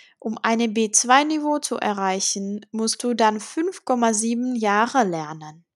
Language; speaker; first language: German; non-native, fluent; Czech